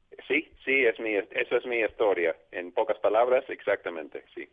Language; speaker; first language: Spanish; non-native, fluent; English